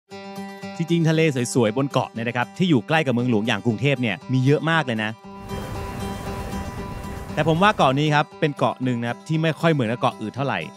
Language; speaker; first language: Thai; native; Thai